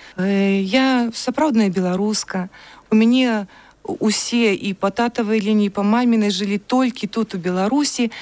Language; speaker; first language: Belarusian; native; Belarusian